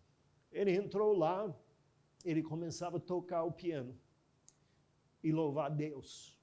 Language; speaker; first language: Portuguese; non-native, fluent; English